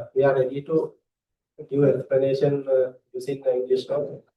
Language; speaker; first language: English; non-native, local second language; Sinhala